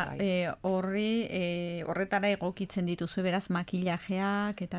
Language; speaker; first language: Basque; native; Basque